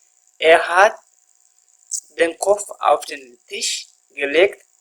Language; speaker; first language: German; non-native, fluent; Tigrinya